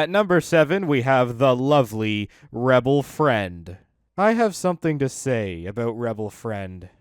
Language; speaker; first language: English; native; English